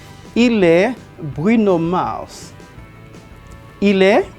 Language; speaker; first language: French; non-native, fluent; Spanish